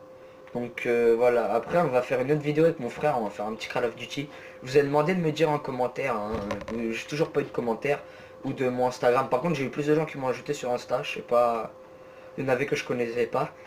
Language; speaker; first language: French; native; French